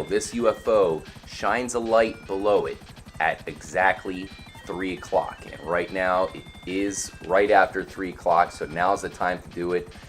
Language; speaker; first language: English; native; English